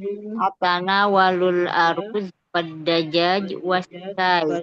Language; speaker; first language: Arabic; non-native, learner; Indonesian